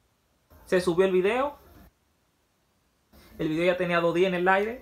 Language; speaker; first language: Spanish; native; Spanish